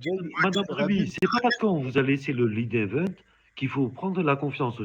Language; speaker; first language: French; native; French